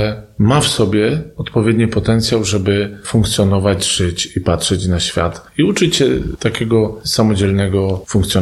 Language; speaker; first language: Polish; native; Polish